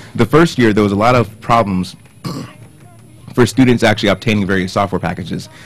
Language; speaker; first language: English; native; English